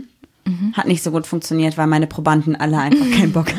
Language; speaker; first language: German; native; German